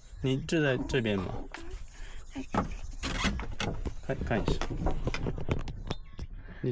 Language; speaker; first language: Chinese; non-native, learner; Japanese